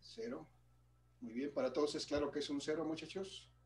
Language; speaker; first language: Spanish; native; Spanish